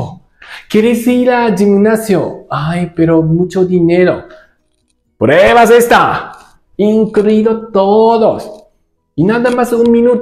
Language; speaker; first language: Spanish; non-native, learner; Japanese